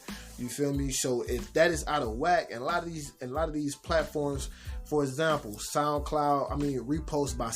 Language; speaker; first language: English; native; English